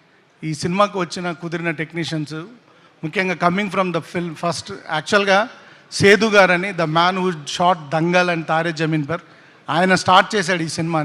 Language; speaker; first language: Telugu; native; Telugu